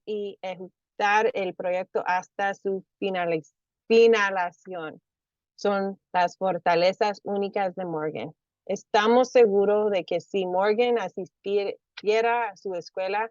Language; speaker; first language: Spanish; early bilingual, heritage; Spanish